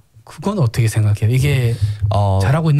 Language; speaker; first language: Korean; native; Korean